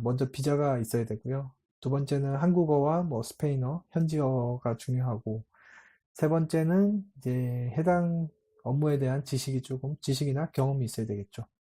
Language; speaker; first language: Korean; native; Korean